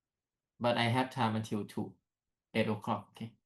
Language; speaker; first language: English; non-native, learner; Thai